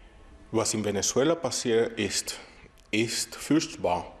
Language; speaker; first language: German; non-native, fluent; Spanish